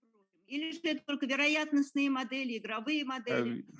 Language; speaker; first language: Russian; native; Russian